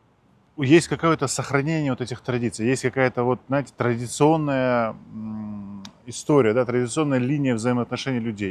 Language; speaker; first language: Russian; non-native, local second language; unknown